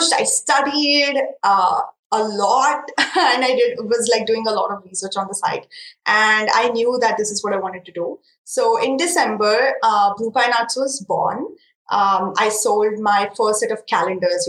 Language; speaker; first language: English; non-native, local second language; Marathi